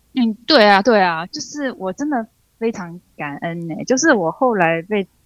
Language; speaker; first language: Chinese; native; Chinese